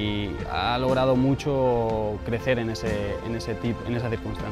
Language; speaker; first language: Spanish; native; Spanish